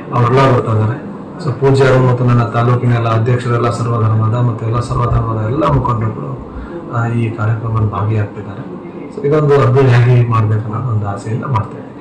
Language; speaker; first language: Kannada; non-native, local second language; Lambadi